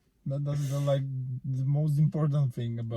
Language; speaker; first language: English; non-native, fluent; Polish